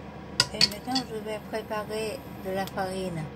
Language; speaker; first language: French; non-native, fluent; Vietnamese